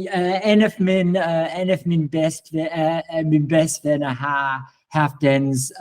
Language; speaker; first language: Danish; non-native, learner; English